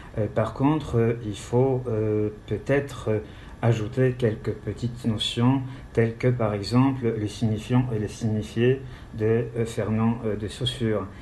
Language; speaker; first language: French; non-native, fluent; Polish